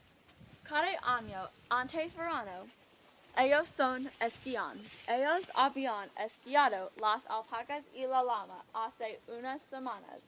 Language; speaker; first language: Spanish; non-native, learner; English